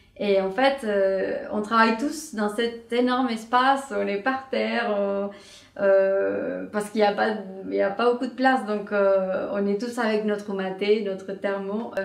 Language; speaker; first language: French; non-native, fluent; Spanish